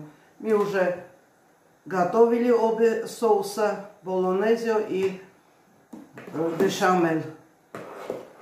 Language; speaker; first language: Russian; non-native, fluent; Armenian